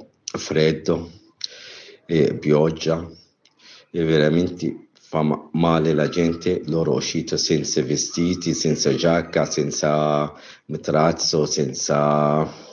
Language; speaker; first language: Italian; non-native, learner; Arabic